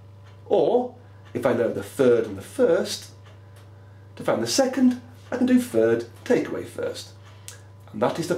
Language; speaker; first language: English; native; English